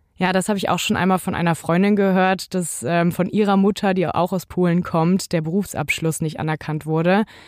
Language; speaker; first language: German; native; German